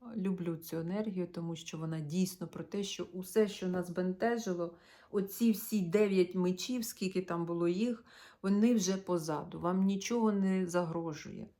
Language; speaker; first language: Ukrainian; non-native, local second language; Russian